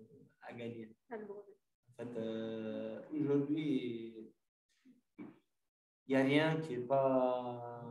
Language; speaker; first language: French; non-native, fluent; Italian